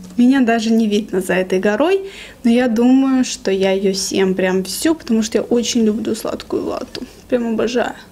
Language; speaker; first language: Russian; non-native, local second language; Lezghian